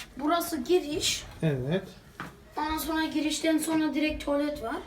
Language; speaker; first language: Turkish; early bilingual, heritage; Turkish